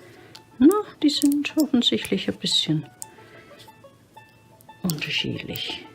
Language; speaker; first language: German; non-native, fluent; English